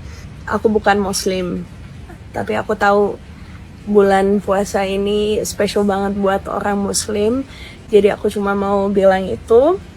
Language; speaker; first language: Indonesian; non-native, fluent; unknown